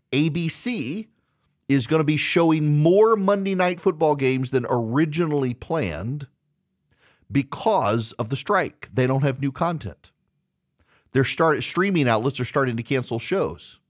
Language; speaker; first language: English; native; English